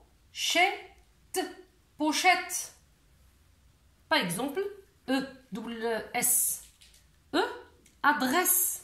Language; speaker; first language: French; non-native, local second language; Arabic